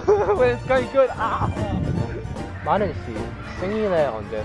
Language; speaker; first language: Korean; non-native, learner; English